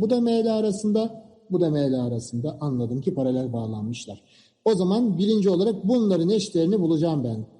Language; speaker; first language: Turkish; native; Turkish